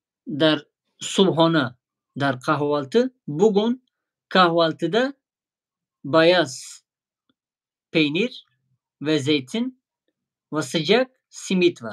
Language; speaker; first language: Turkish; non-native, fluent; Tajik